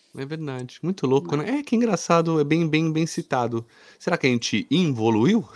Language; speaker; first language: Portuguese; native; Portuguese